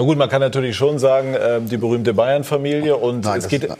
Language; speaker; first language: German; native; German